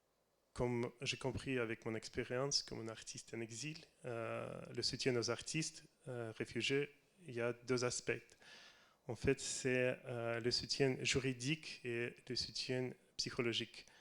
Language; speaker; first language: French; non-native, learner; Russian